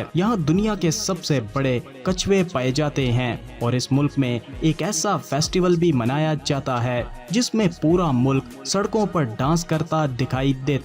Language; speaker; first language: Urdu; native; Urdu